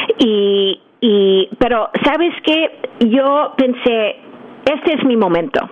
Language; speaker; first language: Spanish; early bilingual, heritage; English